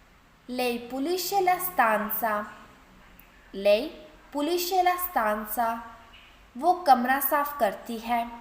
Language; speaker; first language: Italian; non-native, fluent; Urdu